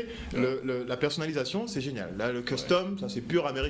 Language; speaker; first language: French; native; French